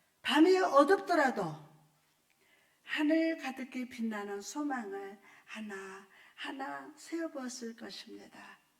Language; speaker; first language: Korean; native; Korean